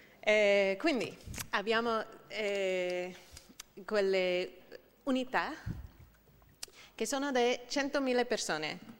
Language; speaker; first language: Italian; non-native, learner; English